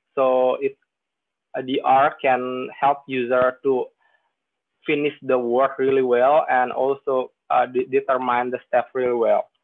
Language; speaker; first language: English; non-native, fluent; Indonesian